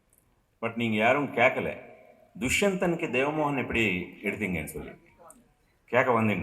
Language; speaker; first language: Tamil; non-native, local second language; Telugu